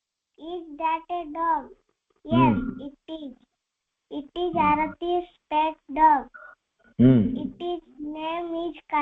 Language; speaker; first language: English; non-native, learner; Odia